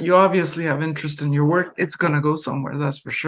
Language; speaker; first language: English; non-native, fluent; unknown